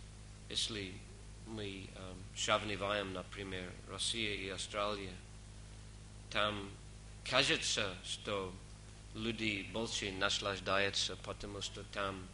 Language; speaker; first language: Russian; non-native, fluent; English